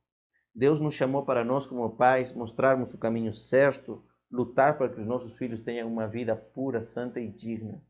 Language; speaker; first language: Portuguese; non-native, fluent; Spanish